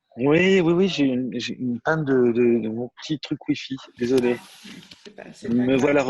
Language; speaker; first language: French; native; French